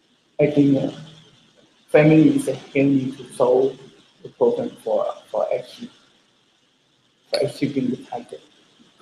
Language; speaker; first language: English; non-native, learner; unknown